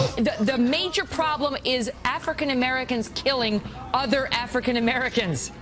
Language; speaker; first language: English; native; English